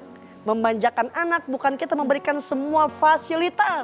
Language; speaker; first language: Indonesian; native; Indonesian